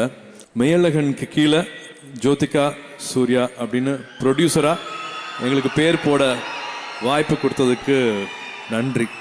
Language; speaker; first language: Tamil; native; Tamil